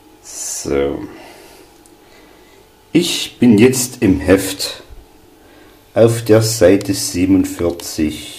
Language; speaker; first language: German; native; German